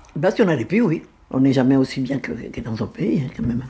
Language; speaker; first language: French; non-native, fluent; Spanish